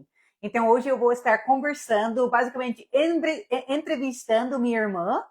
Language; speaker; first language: Portuguese; non-native, fluent; English